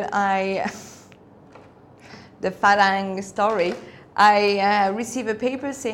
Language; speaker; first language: English; non-native, fluent; Spanish